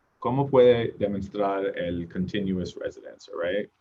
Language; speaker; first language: Spanish; non-native, learner; English